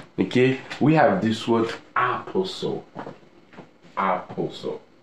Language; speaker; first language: English; non-native, fluent; Haitian Creole